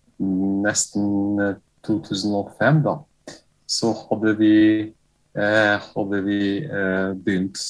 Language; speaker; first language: Norwegian; non-native, fluent; Bosnian